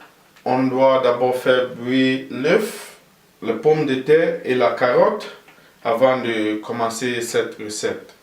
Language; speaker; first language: French; non-native, fluent; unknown